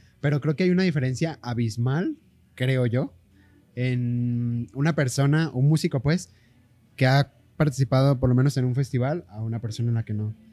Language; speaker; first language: Spanish; native; Spanish